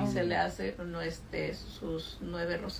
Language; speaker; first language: Spanish; native; Spanish